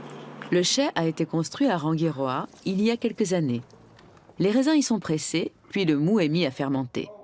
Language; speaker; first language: French; native; French